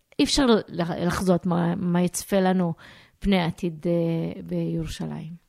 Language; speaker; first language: Hebrew; non-native, local second language; Arabic